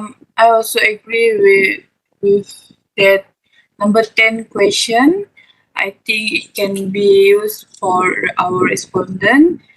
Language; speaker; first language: English; non-native, learner; Malay